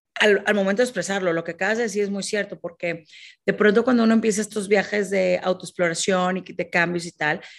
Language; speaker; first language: Spanish; native; Spanish